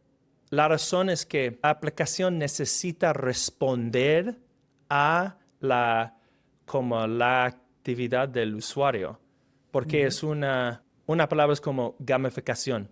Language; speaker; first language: Spanish; non-native, fluent; English